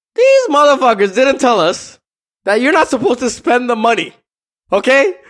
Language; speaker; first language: English; native; English